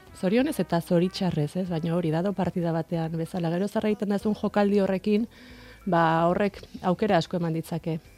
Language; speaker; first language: Basque; non-native, local second language; Spanish